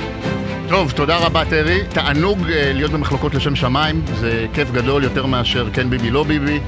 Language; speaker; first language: Hebrew; native; Hebrew